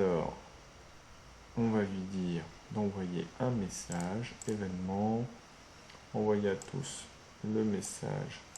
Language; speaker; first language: French; native; French